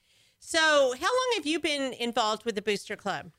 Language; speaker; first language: English; native; English